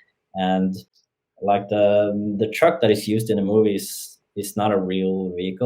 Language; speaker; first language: English; non-native, fluent; Norwegian